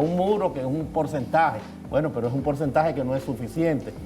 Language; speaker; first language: Spanish; native; Spanish